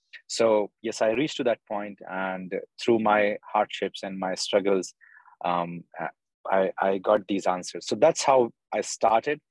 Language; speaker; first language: English; non-native, local second language; Urdu